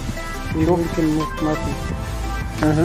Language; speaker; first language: Arabic; non-native, learner; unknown